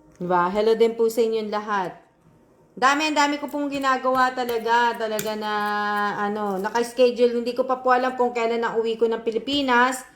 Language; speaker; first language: Filipino; native; Filipino